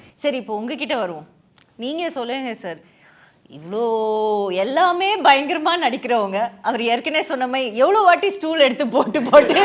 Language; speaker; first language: Tamil; native; Tamil